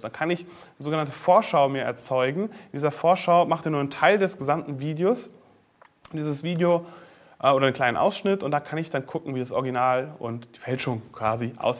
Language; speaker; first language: German; native; German